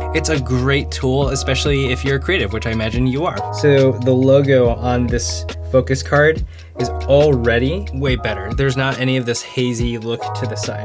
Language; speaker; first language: English; native; English